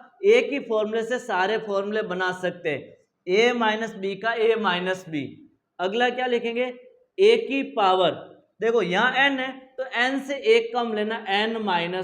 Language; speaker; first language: Hindi; native; Hindi